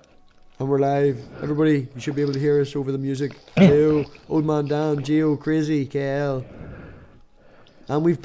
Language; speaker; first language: English; native; English